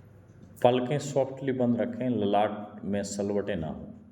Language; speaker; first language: Hindi; native; Hindi